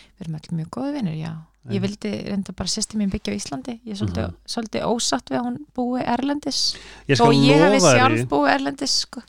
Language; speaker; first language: Icelandic; native; Icelandic